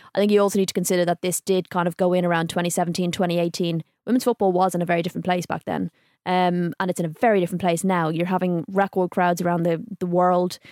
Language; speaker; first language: English; native; English